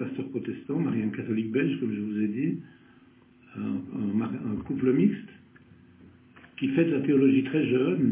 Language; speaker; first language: French; native; French